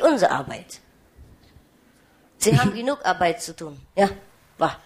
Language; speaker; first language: German; non-native, learner; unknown